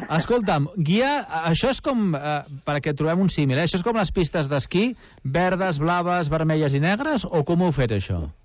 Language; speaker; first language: Catalan; native; Catalan